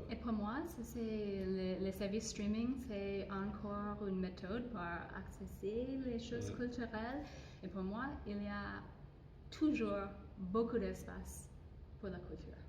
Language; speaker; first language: French; non-native, fluent; English